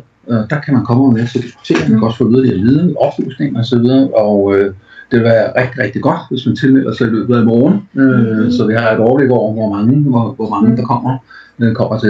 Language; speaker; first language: Danish; native; Danish